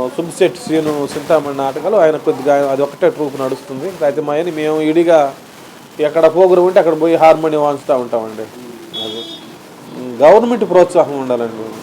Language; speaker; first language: Telugu; native; Telugu